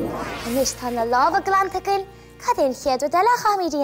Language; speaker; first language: Irish; native; Irish